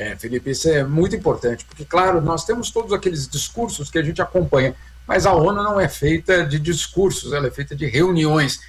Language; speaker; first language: Portuguese; native; Portuguese